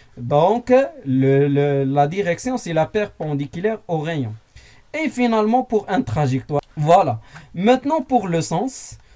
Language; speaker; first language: French; non-native, local second language; Arabic